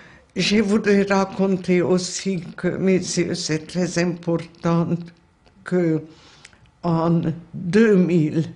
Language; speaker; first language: French; non-native, fluent; Hungarian